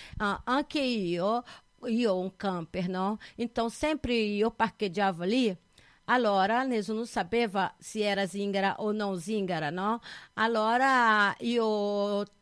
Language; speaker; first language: Italian; non-native, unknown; Portuguese